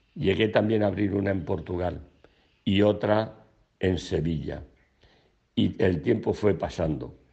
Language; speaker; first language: Spanish; native; Spanish